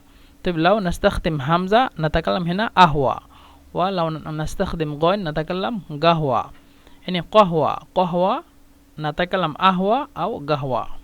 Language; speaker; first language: Arabic; non-native, fluent; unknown